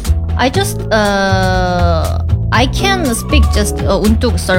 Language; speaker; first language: English; non-native, learner; Korean